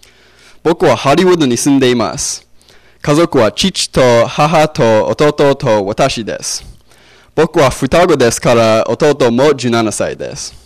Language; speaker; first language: Japanese; non-native, learner; English